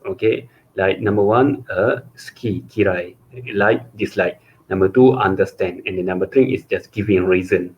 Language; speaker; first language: English; non-native, local second language; Malay